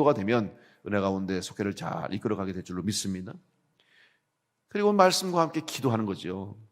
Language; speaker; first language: Korean; native; Korean